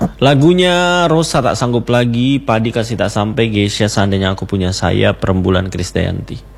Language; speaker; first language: Indonesian; native; Indonesian